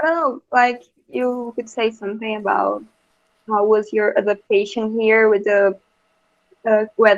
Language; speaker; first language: English; non-native, learner; Portuguese